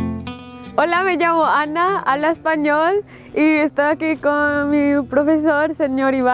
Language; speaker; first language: Spanish; non-native, learner; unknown